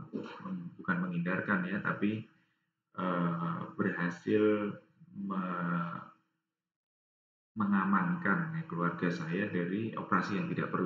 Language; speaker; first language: Indonesian; native; Indonesian